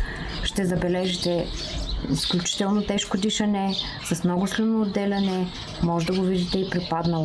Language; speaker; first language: Bulgarian; native; Bulgarian